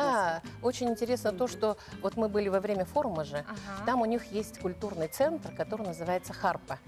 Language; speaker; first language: Russian; native; Russian